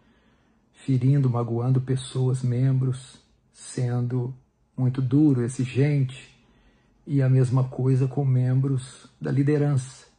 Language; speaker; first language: Portuguese; native; Portuguese